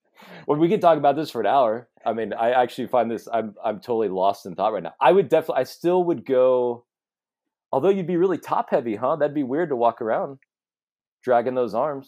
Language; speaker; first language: English; native; English